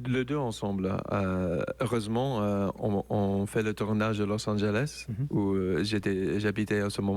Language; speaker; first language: French; non-native, learner; English